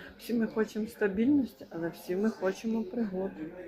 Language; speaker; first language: Ukrainian; native; Ukrainian